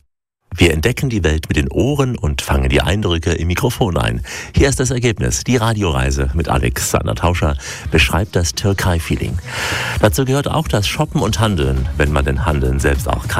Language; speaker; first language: German; native; German